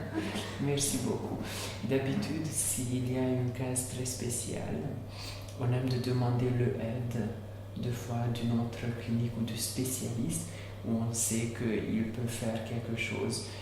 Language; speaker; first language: French; non-native, learner; Hungarian